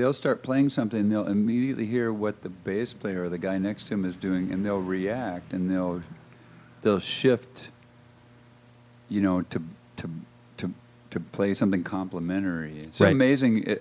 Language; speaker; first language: English; native; English